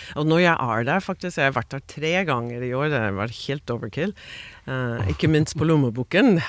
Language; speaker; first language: Norwegian; non-native, fluent; English